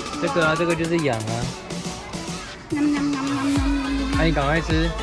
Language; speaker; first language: Chinese; native; Chinese